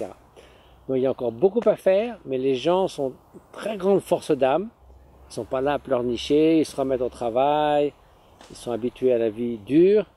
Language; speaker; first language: French; native; French